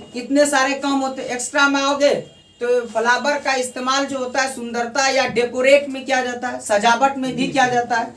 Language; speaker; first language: Hindi; native; Hindi